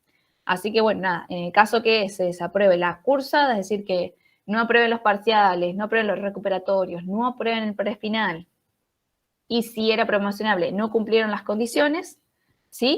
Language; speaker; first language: Spanish; native; Spanish